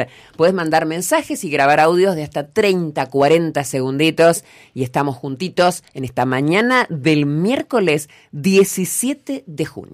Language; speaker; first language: Spanish; native; Spanish